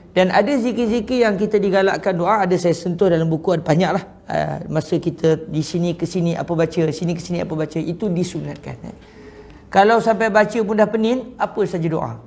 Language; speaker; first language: Malay; native; Malay